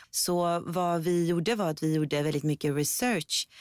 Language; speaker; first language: Swedish; early bilingual, other home language; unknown